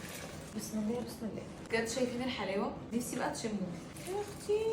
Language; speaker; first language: Arabic; native; Arabic